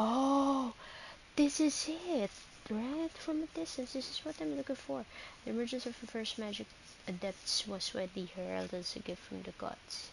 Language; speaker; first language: English; non-native, local second language; Filipino